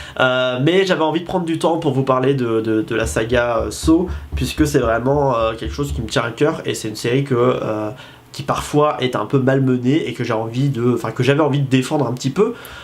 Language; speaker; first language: French; native; French